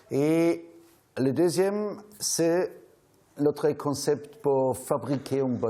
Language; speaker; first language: French; non-native, learner; German